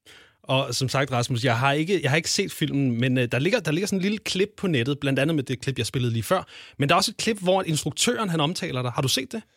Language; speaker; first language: Danish; native; Danish